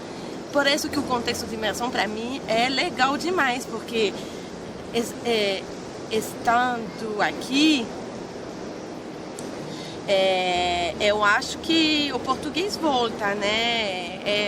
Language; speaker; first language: Portuguese; non-native, fluent; Spanish